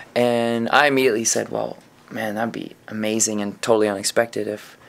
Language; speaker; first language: English; native; English